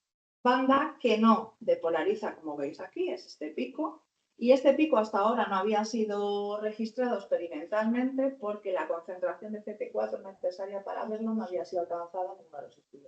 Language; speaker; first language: Spanish; native; Spanish